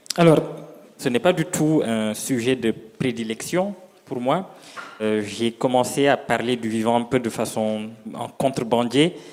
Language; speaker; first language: French; non-native, local second language; Serer